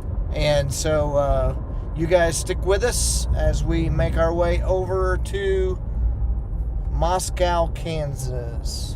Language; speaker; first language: English; native; English